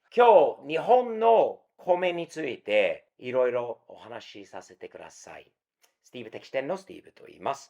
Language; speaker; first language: Japanese; non-native, fluent; English